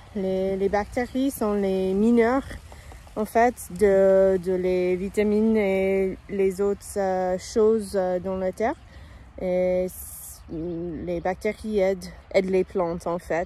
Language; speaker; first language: French; non-native, fluent; English